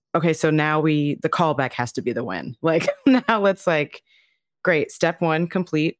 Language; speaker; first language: English; native; English